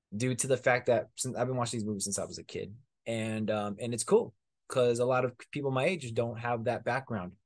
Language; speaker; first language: English; early bilingual, other home language; Spanish